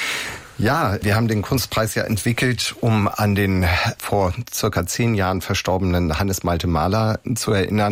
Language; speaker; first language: German; native; German